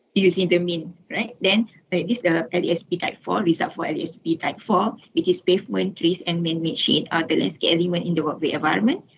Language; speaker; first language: English; non-native, local second language; Malay